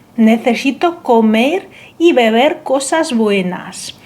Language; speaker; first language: Spanish; non-native, fluent; Ukrainian